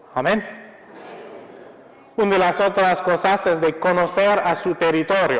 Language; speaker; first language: Spanish; non-native, fluent; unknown